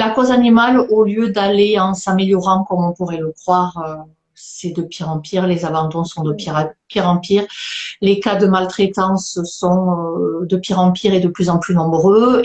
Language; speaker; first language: French; native; French